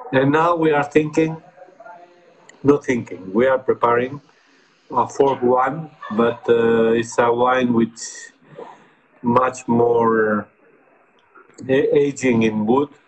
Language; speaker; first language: English; non-native, fluent; Spanish